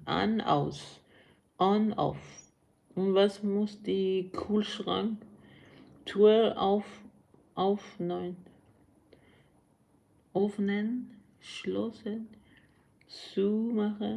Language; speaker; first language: German; non-native, learner; Persian